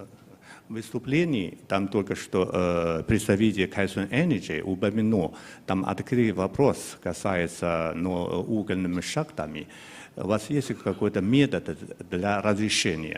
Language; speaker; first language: Russian; non-native, fluent; Chinese